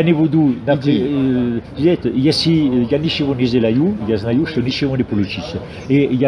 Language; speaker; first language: Russian; non-native, fluent; French